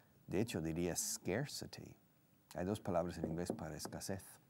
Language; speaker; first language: Spanish; non-native, fluent; English